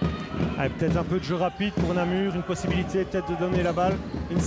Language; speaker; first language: French; native; French